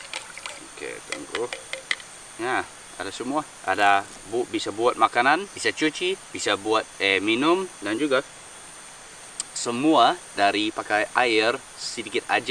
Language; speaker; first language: Indonesian; non-native, learner; English